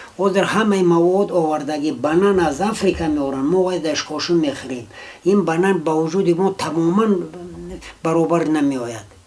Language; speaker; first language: Tajik; non-native, local second language; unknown